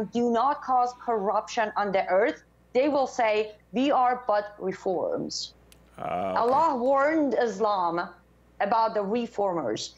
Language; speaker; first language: English; non-native, fluent; Persian